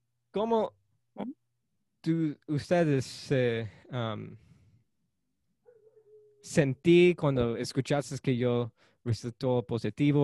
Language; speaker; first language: Spanish; early bilingual, heritage; Spanish